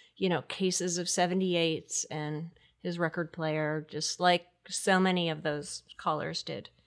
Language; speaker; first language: English; native; English